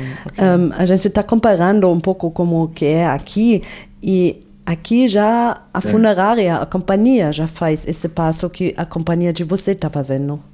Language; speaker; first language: Portuguese; non-native, fluent; German